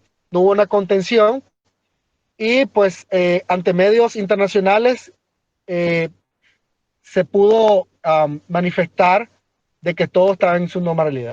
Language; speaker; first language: Spanish; native; Spanish